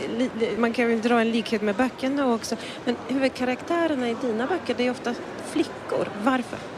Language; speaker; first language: Swedish; non-native, fluent; Polish